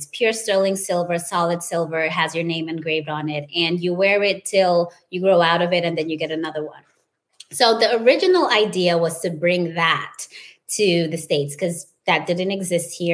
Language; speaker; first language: English; non-native, local second language; Wolof